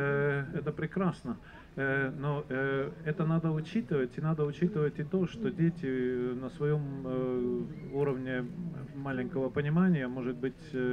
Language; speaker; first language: Russian; non-native, fluent; Estonian